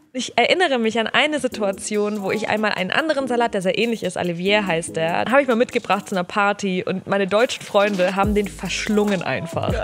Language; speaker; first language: German; early bilingual, other home language; Russian